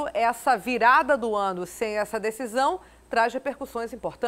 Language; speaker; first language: Portuguese; native; Portuguese